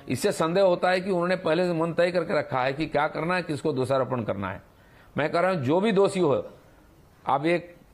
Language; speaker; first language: Hindi; non-native, local second language; Bangla